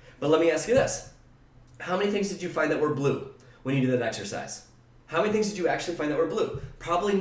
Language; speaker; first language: English; native; English